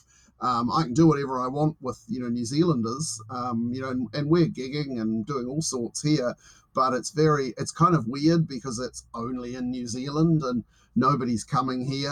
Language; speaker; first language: English; native; English